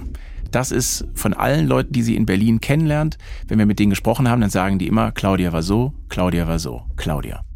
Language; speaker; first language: German; native; German